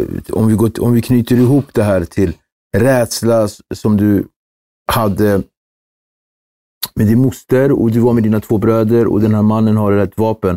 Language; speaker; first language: Swedish; native; Swedish